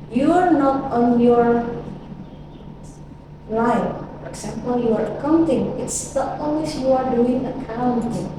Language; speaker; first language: English; non-native, fluent; Indonesian